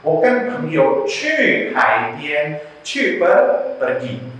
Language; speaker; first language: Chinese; non-native, fluent; Indonesian